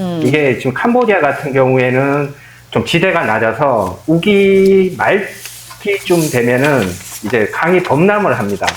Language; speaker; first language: Korean; native; Korean